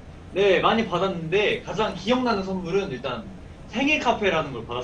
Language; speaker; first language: Korean; native; Korean